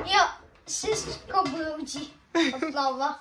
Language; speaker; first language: Polish; non-native, learner; Russian